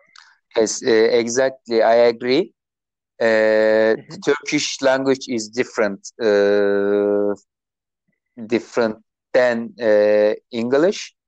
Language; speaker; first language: English; non-native, learner; Turkish